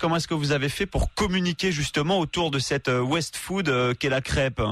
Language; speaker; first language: French; native; French